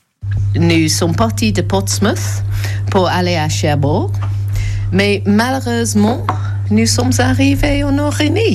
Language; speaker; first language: French; non-native, learner; English